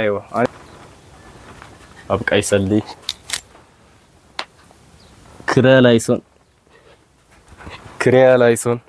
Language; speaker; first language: Arabic; non-native, learner; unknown